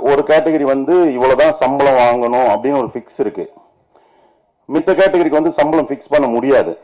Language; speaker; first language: Tamil; native; Tamil